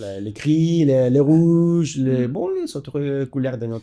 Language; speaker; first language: French; non-native, fluent; Spanish